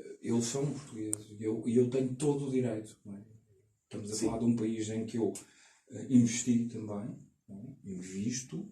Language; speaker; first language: Portuguese; early bilingual, other home language; Kabuverdianu